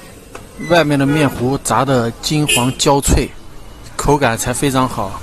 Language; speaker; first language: Chinese; native; Chinese